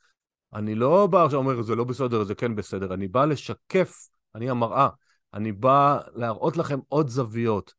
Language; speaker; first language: Hebrew; native; Hebrew